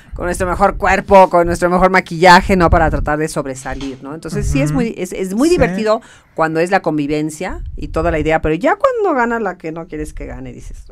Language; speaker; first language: Spanish; native; Spanish